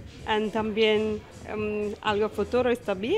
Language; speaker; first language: Spanish; non-native, learner; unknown